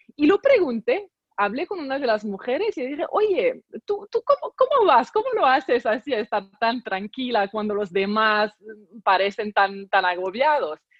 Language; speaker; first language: Spanish; non-native, fluent; Arabic